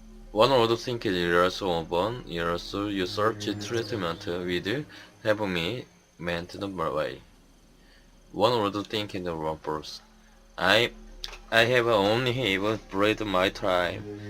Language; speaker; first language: English; non-native, learner; Korean